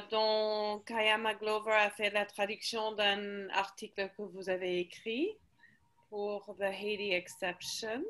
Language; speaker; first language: French; non-native, fluent; English